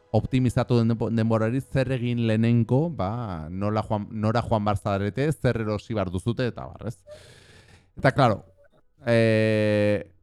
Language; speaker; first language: Basque; non-native, local second language; Spanish